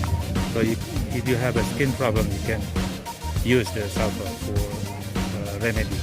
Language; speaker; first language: English; non-native, learner; Indonesian